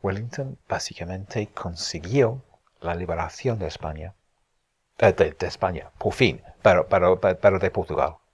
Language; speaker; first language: Spanish; non-native, fluent; English